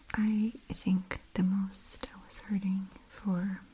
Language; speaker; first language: English; non-native, fluent; Russian